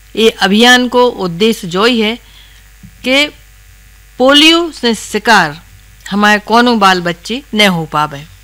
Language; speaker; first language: Hindi; native; Hindi